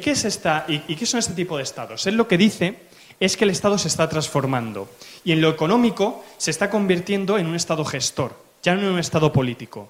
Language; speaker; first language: Spanish; native; Spanish